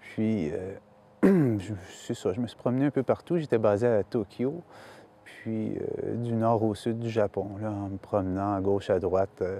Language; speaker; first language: French; native; French